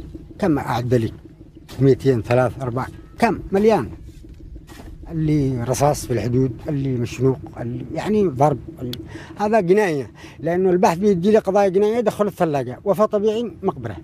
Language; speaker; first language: Arabic; native; Arabic